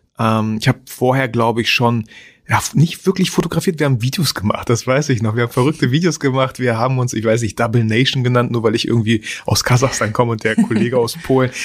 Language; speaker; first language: German; early bilingual, other home language; Russian